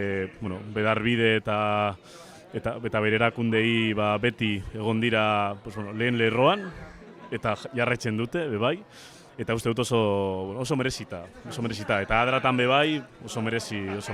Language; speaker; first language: Basque; non-native, local second language; Spanish